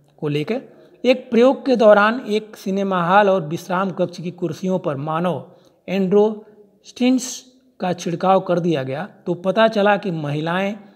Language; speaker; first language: Hindi; native; Hindi